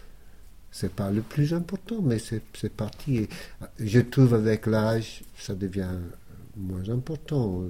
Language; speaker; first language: French; non-native, fluent; English